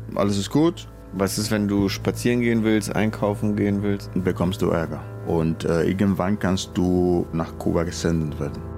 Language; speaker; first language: German; non-native, learner; Spanish